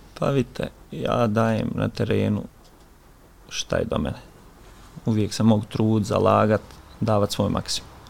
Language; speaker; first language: Bosnian; native; Bosnian